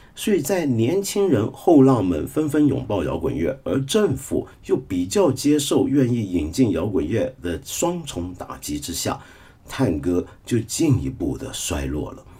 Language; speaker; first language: Chinese; native; Chinese